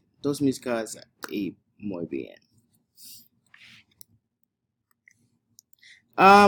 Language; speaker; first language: Spanish; non-native, learner; English